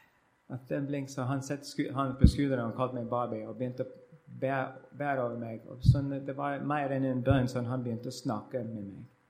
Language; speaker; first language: Norwegian; non-native, learner; English